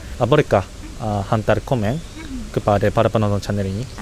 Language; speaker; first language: Malay; non-native, learner; Japanese